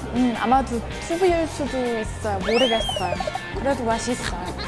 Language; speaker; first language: Korean; non-native, fluent; German